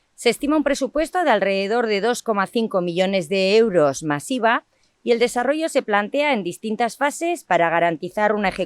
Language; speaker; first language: Spanish; non-native, local second language; Basque